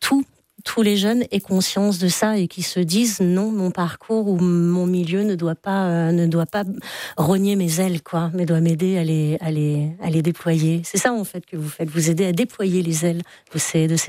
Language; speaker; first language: French; native; French